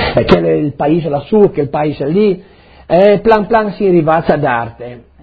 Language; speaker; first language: Italian; non-native, learner; Friulian